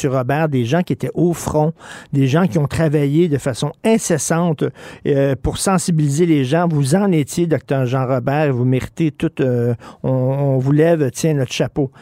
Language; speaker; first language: French; native; French